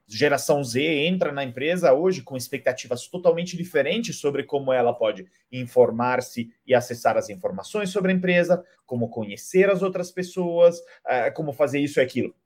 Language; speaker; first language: Portuguese; non-native, fluent; Italian